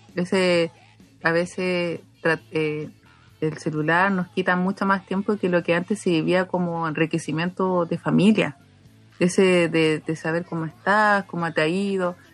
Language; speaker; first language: Spanish; non-native, local second language; Aymara